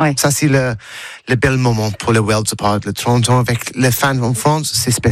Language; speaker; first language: French; non-native, learner; English